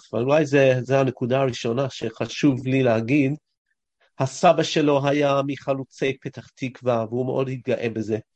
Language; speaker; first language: Hebrew; non-native, fluent; English